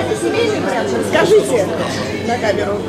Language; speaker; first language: Russian; native; Russian